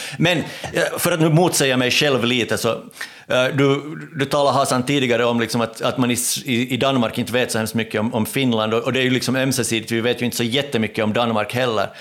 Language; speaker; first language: Swedish; native; Swedish